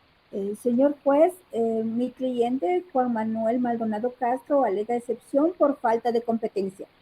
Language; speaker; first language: Spanish; native; Spanish